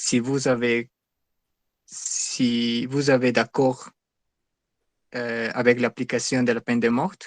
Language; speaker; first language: French; non-native, learner; Spanish